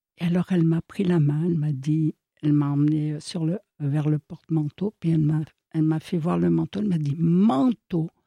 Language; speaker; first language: French; early bilingual, other home language; Italian